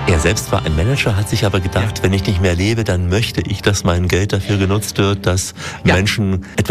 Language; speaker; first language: German; native; German